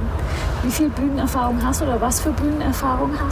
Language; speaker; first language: German; native; German